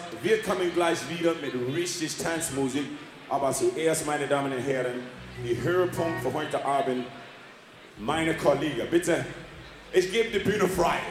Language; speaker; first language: German; non-native, fluent; English